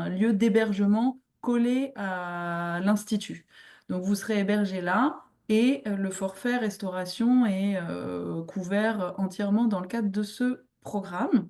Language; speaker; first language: French; native; French